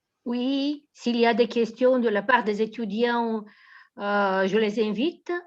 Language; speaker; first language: French; non-native, fluent; Bulgarian